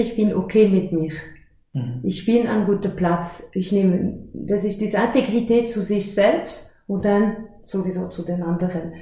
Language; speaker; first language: German; non-native, fluent; French